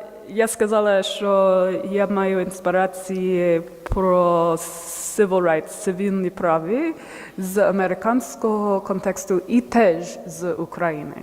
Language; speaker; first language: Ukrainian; non-native, learner; English